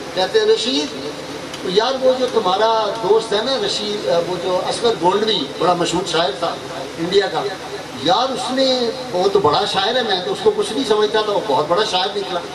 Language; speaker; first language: Urdu; non-native, local second language; Punjabi